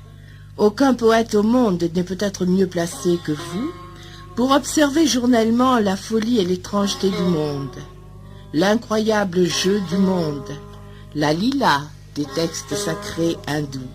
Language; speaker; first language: French; native; French